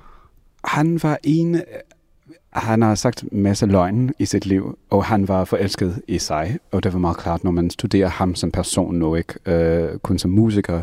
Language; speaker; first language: Danish; non-native, fluent; English